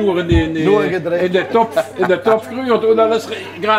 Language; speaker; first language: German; non-native, learner; Dutch